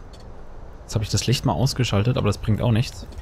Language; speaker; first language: German; native; German